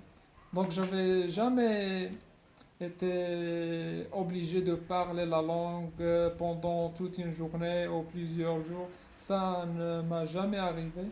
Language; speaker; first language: French; non-native, local second language; Arabic